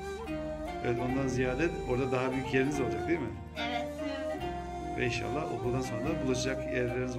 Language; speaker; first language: Turkish; early bilingual, heritage; Turkish